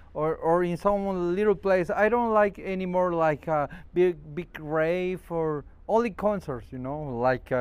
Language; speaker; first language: English; non-native, learner; Spanish